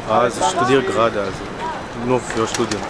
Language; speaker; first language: German; non-native, learner; Arabic